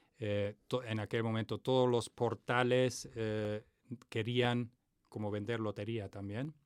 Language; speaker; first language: Spanish; non-native, fluent; German